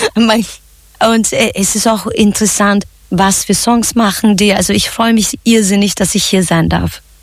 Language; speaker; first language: German; early bilingual, other home language; Zaza